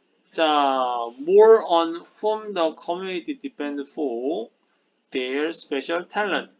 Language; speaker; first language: English; non-native, fluent; Korean